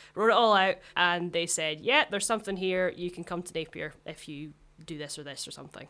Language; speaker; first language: English; native; English